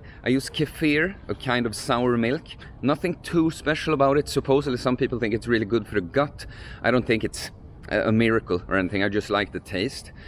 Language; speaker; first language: English; non-native, fluent; Swedish